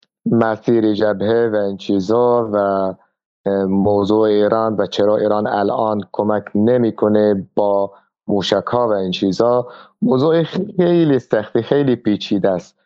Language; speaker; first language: Persian; non-native, fluent; Arabic